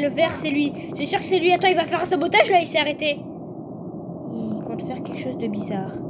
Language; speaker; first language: French; native; French